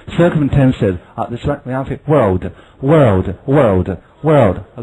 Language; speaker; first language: Chinese; native; Chinese